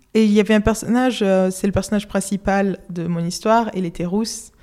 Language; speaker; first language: French; non-native, fluent; Spanish